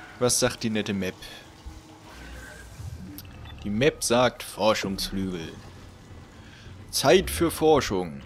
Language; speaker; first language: German; native; German